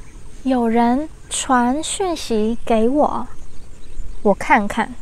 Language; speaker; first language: Chinese; non-native, learner; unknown